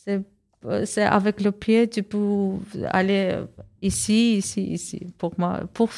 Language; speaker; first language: French; non-native, learner; Armenian